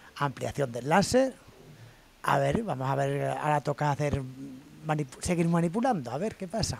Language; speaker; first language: Spanish; native; Spanish